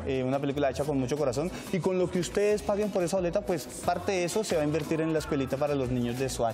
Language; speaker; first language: Spanish; native; Spanish